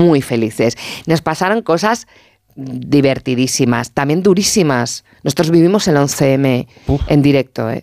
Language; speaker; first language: Spanish; native; Spanish